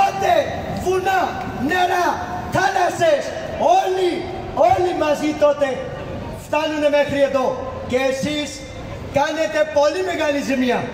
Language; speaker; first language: Greek; non-native, fluent; Urdu